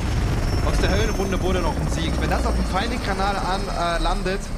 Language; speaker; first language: German; native; German